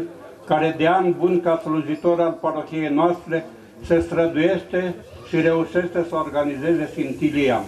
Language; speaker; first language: Romanian; native; Romanian